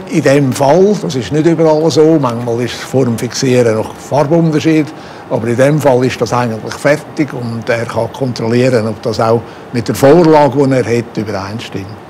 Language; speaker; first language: German; native; German